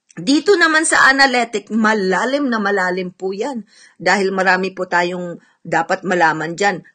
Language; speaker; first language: Filipino; non-native, local second language; Cebuano